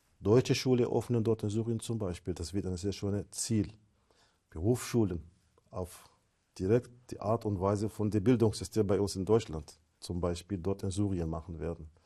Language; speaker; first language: German; non-native, fluent; Arabic